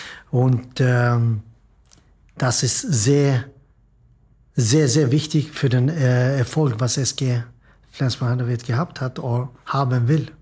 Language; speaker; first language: German; non-native, fluent; Swedish